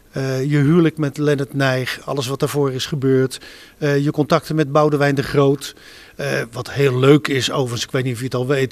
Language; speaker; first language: Dutch; native; Dutch